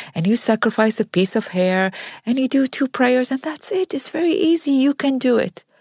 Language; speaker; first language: English; non-native, fluent; Arabic